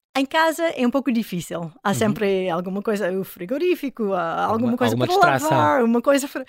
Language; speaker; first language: Portuguese; non-native, fluent; English